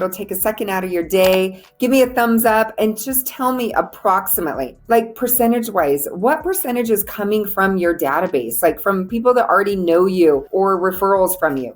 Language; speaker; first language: English; native; English